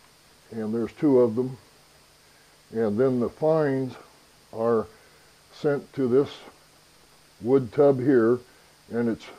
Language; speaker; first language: English; native; English